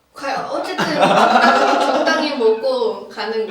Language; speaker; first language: Korean; non-native, fluent; Arabic